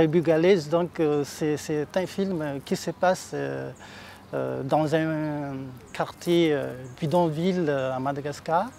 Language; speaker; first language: French; non-native, local second language; Malagasy